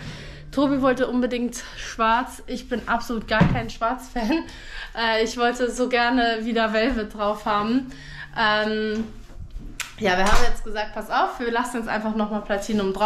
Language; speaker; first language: German; native; German